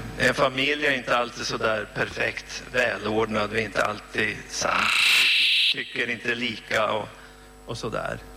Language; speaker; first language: Swedish; native; Swedish